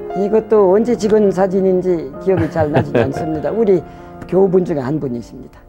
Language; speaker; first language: Korean; non-native, fluent; French